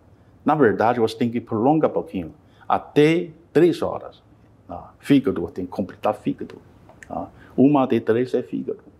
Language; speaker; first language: Portuguese; non-native, learner; Chinese